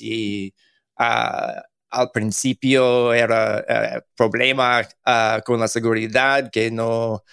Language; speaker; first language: Spanish; non-native, learner; English